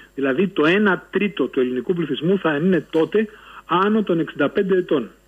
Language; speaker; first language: Greek; native; Greek